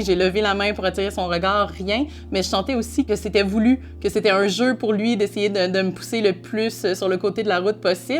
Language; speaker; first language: French; native; French